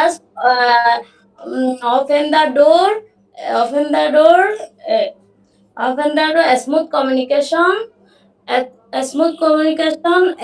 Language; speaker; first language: English; non-native, learner; Bangla